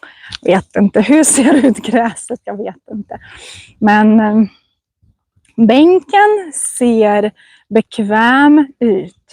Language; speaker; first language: Swedish; non-native, fluent; Russian